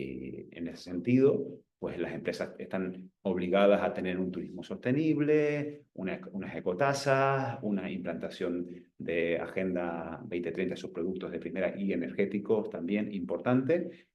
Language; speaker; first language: Spanish; native; Spanish